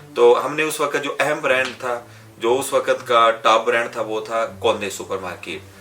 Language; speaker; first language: Urdu; non-native, local second language; Punjabi